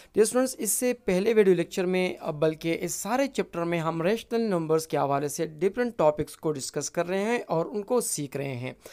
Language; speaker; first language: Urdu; non-native, local second language; Pashto